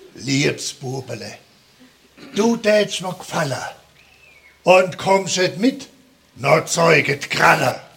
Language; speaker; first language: German; native; German